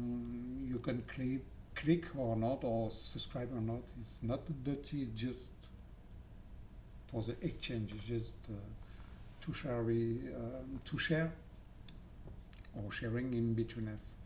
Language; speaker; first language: English; non-native, learner; French